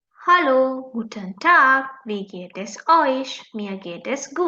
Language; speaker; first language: German; non-native, learner; Sinhala